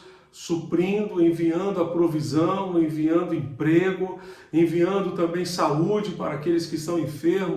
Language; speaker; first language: Portuguese; native; Portuguese